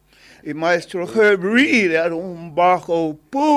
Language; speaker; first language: Spanish; non-native, learner; English